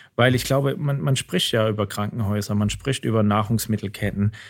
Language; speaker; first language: German; native; German